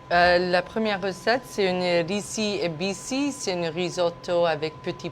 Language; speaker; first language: French; non-native, local second language; English